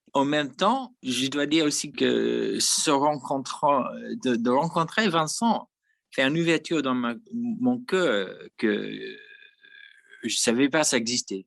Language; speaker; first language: French; non-native, fluent; English